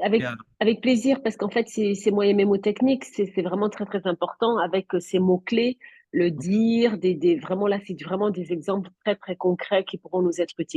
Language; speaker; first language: French; native; French